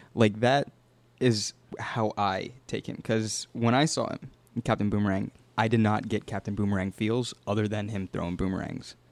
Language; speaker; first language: English; native; English